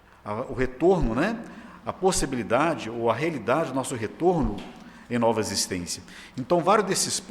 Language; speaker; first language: Portuguese; native; Portuguese